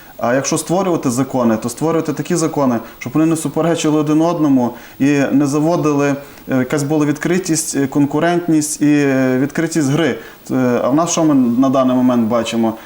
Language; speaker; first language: Ukrainian; native; Ukrainian